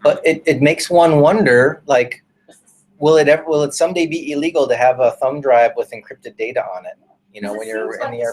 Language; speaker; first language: English; native; English